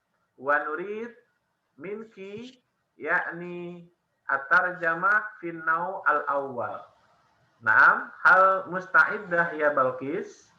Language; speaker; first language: Arabic; non-native, fluent; Indonesian